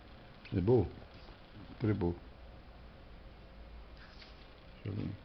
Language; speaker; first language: French; non-native, fluent; Italian